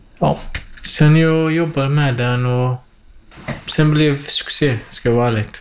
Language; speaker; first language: Swedish; non-native, fluent; Kurdish